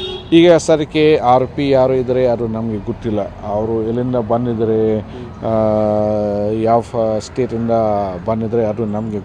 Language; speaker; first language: Kannada; non-native, learner; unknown